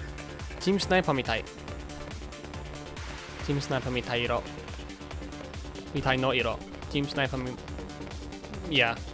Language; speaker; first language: Japanese; non-native, learner; English